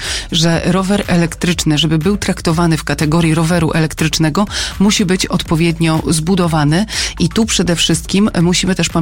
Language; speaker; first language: Polish; native; Polish